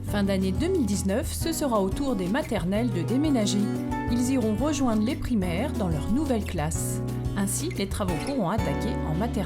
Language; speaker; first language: French; native; French